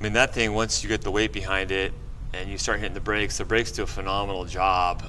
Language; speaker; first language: English; native; English